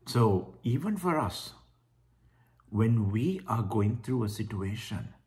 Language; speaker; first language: English; non-native, local second language; Sinhala